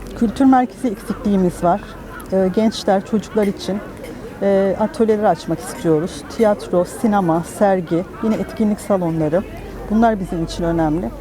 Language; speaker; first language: Turkish; native; Turkish